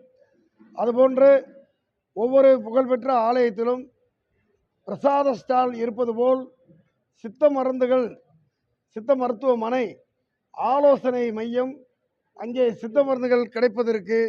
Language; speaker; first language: Tamil; native; Tamil